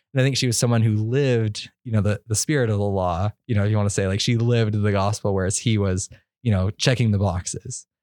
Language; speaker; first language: English; native; English